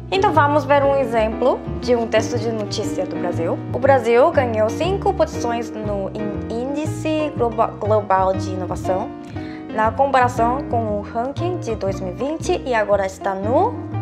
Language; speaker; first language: Portuguese; non-native, fluent; Korean